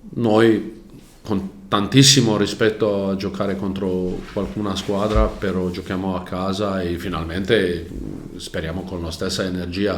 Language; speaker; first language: Italian; non-native, learner; Croatian